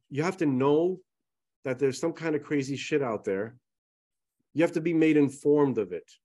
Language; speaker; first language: English; early bilingual, other home language; Russian